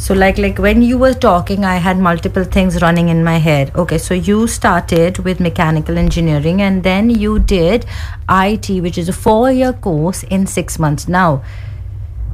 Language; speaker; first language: English; non-native, local second language; Hindi